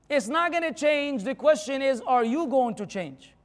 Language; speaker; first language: English; non-native, fluent; Arabic